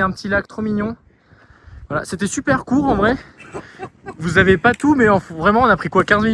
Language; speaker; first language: French; native; French